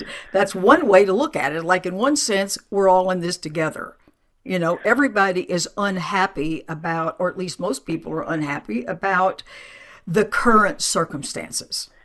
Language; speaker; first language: English; native; English